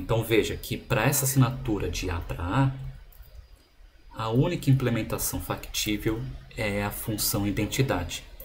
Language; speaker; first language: Portuguese; native; Portuguese